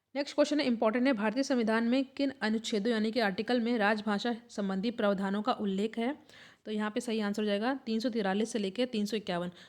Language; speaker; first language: Hindi; native; Hindi